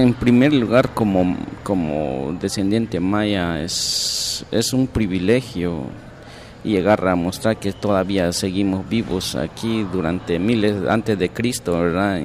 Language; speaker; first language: Spanish; non-native, local second language; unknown